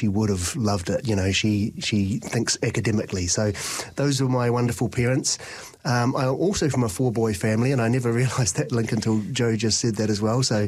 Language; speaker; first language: English; native; English